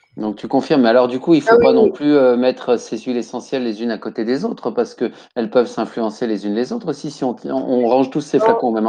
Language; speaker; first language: French; native; French